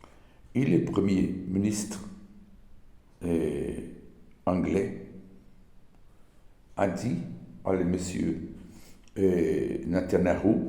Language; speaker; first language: French; non-native, learner; Portuguese